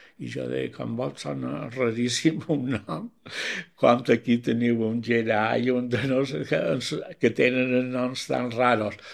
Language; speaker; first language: Catalan; native; Catalan